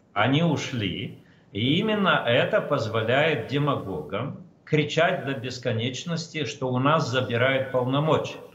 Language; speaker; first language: Russian; non-native, local second language; Romanian